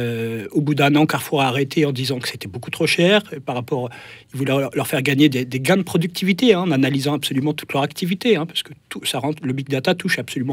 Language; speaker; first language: French; native; French